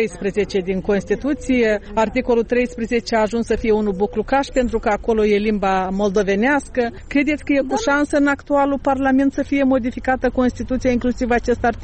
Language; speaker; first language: Romanian; native; Romanian